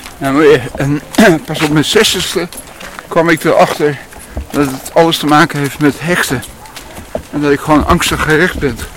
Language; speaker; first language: Dutch; early bilingual, other home language; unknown